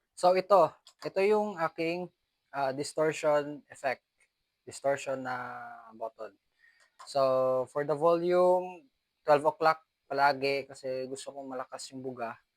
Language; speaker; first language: Filipino; non-native, local second language; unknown